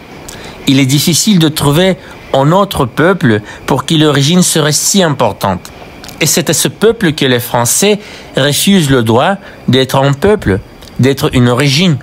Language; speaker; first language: French; non-native, fluent; Russian